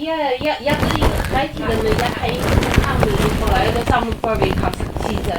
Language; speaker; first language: Danish; non-native, learner; Chinese